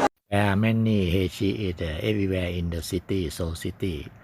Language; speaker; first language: English; non-native, learner; Thai